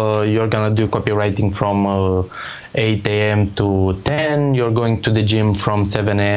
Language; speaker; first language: English; non-native, fluent; Romanian